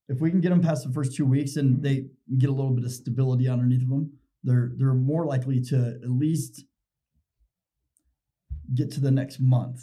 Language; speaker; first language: English; native; English